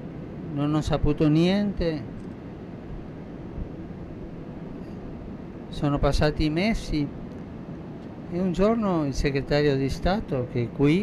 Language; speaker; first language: Italian; non-native, fluent; Spanish